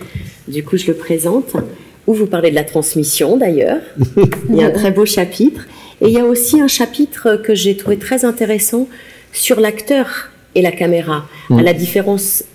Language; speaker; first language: French; native; French